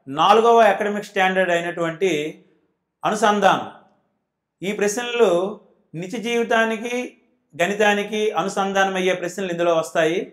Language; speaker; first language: Telugu; native; Telugu